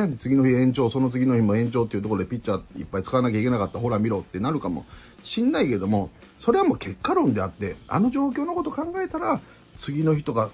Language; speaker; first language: Japanese; native; Japanese